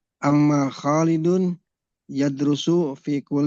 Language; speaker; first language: Arabic; non-native, learner; Indonesian